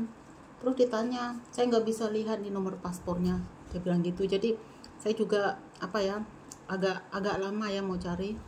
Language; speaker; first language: Indonesian; non-native, local second language; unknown